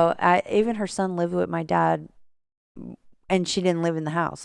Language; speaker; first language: English; native; English